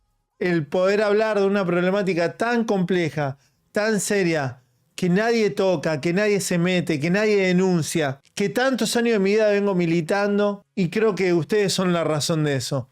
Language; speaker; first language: Spanish; native; Spanish